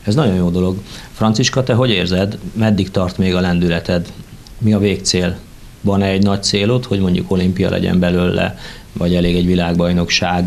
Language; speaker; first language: Hungarian; native; Hungarian